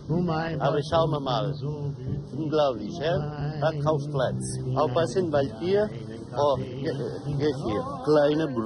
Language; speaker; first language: German; non-native, learner; Italian